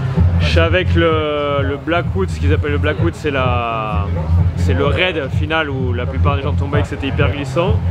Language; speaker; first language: French; native; French